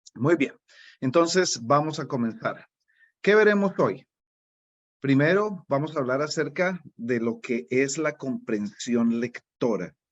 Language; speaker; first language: Spanish; native; Spanish